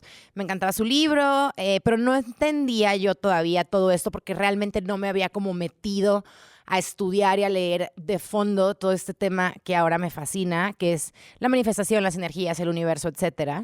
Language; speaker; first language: Spanish; native; Spanish